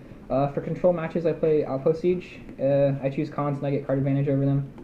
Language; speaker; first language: English; native; English